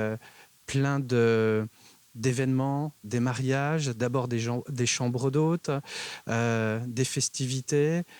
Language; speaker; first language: French; native; French